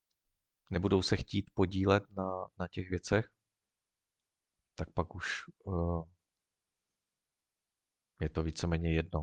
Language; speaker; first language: Czech; native; Czech